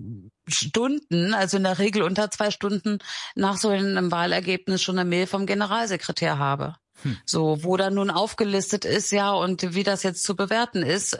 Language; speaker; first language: German; native; German